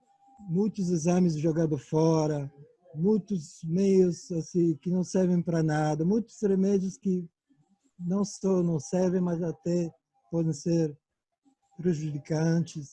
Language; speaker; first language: Portuguese; non-native, fluent; Italian